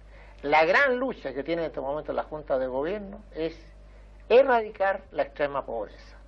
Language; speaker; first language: Spanish; native; Spanish